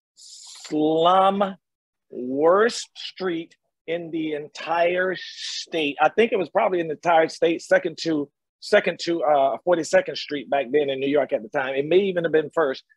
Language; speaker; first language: English; native; English